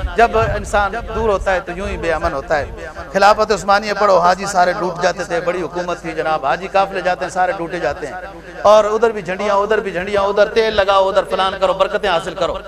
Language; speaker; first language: Urdu; non-native, local second language; Punjabi